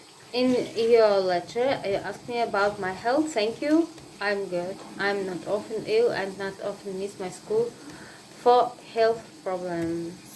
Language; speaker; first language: English; non-native, learner; Russian